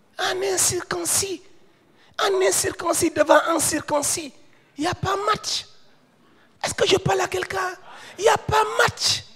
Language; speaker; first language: French; non-native, local second language; Wolof